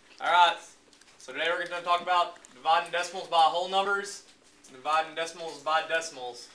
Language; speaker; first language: English; native; English